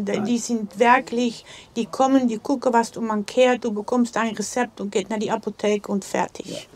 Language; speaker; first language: German; non-native, learner; Dutch